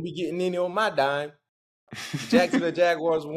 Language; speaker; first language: English; native; English